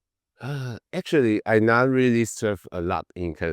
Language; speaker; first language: English; non-native, learner; Chinese